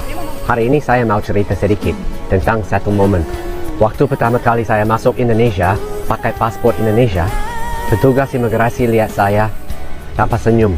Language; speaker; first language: Indonesian; non-native, fluent; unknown